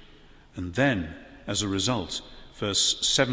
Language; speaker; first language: English; native; English